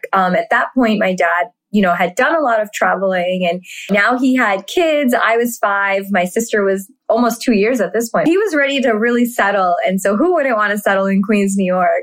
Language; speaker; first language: English; early bilingual, other home language; Hindi